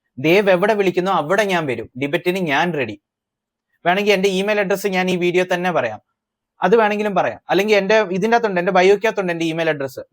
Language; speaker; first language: Malayalam; early bilingual, heritage; Malayalam